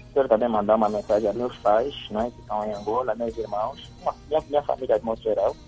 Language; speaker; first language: Portuguese; native; Portuguese